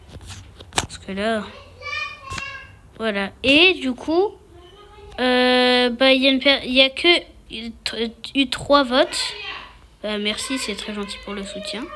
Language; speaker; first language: French; native; French